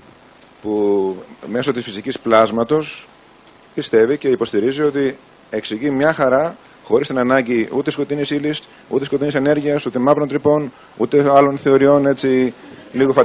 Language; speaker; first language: Greek; native; Greek